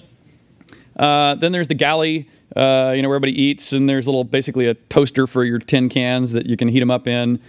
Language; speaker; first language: English; native; English